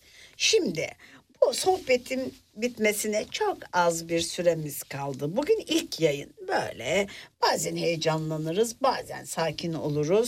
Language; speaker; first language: Turkish; native; Turkish